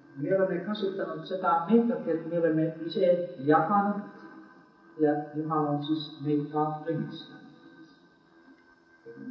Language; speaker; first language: Finnish; non-native, learner; Estonian